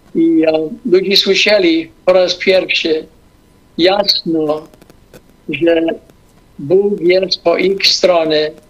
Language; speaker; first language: Polish; non-native, fluent; English